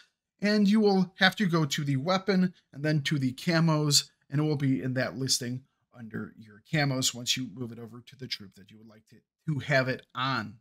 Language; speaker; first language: English; native; English